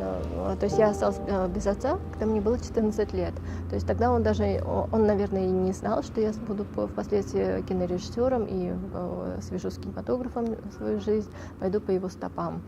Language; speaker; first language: Russian; non-native, local second language; Tajik